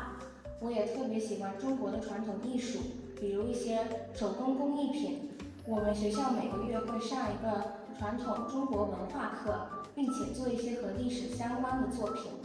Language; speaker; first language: Chinese; early bilingual, other home language; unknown